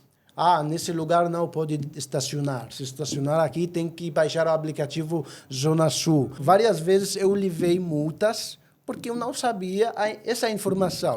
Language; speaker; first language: Portuguese; non-native, fluent; Arabic